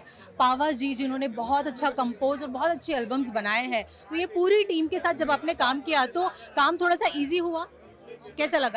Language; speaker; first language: Hindi; native; Hindi